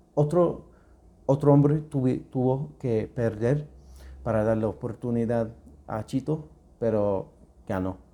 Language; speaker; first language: Spanish; non-native, learner; English